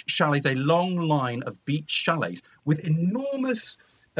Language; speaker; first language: English; native; English